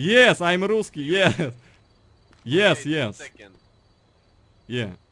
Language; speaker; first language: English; non-native, learner; Russian